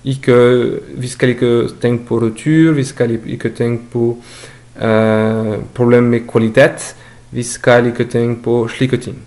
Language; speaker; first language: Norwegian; non-native, learner; French